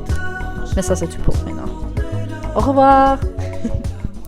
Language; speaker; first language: French; non-native, learner; English